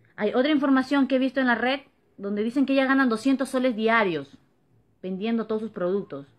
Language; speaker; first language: Spanish; native; Spanish